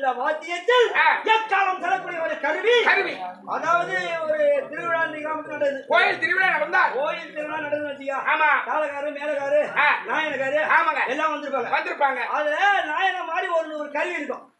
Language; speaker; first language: Tamil; native; Tamil